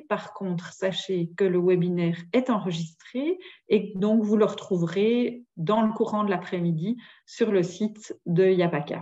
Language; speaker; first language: French; native; French